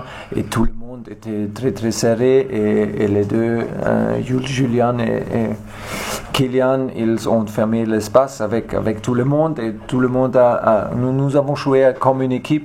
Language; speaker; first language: French; non-native, learner; German